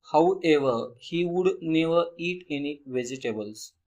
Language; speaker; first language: English; non-native, local second language; Marathi